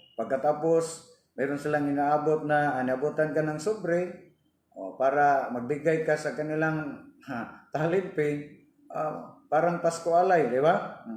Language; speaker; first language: Filipino; non-native, local second language; Cebuano